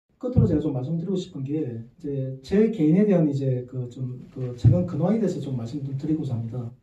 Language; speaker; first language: Korean; native; Korean